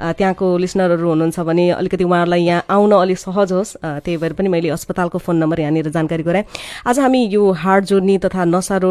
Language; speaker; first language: Nepali; native; Nepali